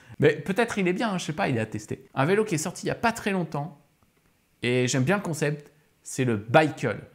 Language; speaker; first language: French; native; French